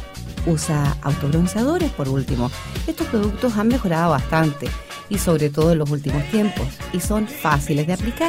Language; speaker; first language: Spanish; native; Spanish